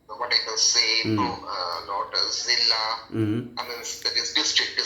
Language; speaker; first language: English; non-native, local second language; Bangla